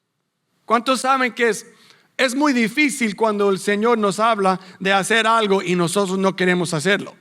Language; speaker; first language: Spanish; non-native, fluent; English